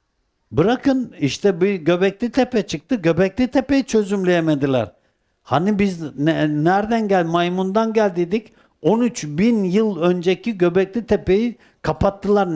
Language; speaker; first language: Turkish; native; Turkish